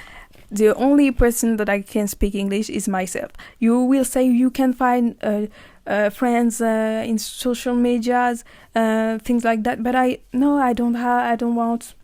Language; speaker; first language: English; non-native, learner; French